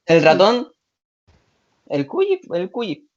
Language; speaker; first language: Spanish; native; Spanish